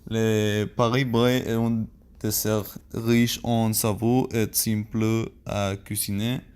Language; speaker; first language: French; non-native, learner; Spanish